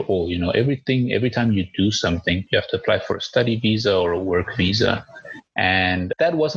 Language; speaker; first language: English; early bilingual, other home language; Spanish